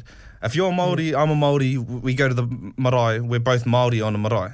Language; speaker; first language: English; non-native, local second language; Māori